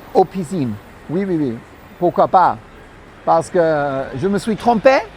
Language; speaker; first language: French; non-native, learner; English